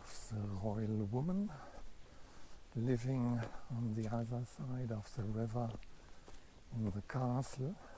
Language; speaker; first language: English; non-native, fluent; German